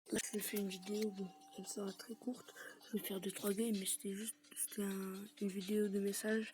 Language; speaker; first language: French; native; French